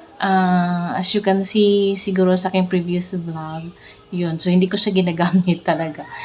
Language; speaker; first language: Filipino; non-native, local second language; Cebuano